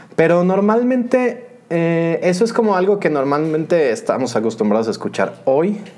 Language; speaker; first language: Spanish; native; Spanish